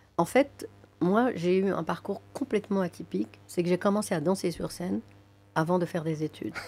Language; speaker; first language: French; non-native, local second language; Arabic